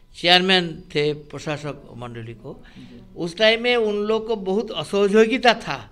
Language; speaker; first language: Hindi; non-native, local second language; Bangla